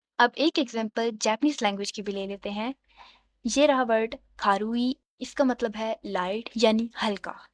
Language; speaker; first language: Urdu; native; Urdu